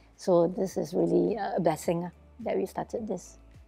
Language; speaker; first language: English; non-native, local second language; Chinese